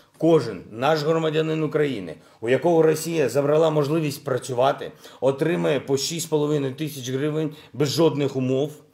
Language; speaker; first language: Ukrainian; non-native, local second language; Russian